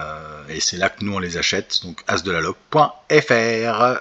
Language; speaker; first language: French; native; French